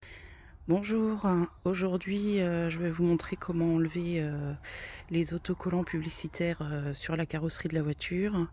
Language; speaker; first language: French; native; French